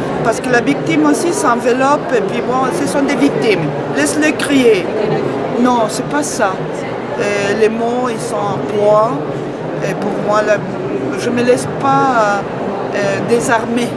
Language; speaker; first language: French; non-native, fluent; Spanish